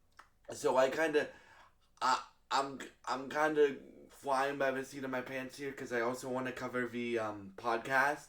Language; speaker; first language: English; native; English